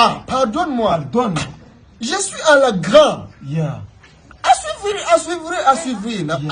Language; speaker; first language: French; non-native, learner; Rundi